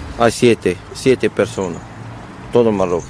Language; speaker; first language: Spanish; non-native, learner; Arabic